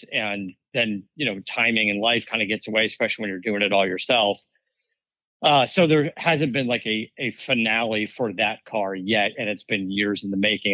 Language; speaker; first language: English; native; English